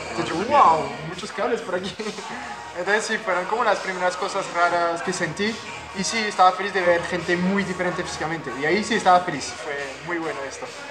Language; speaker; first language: Spanish; non-native, fluent; French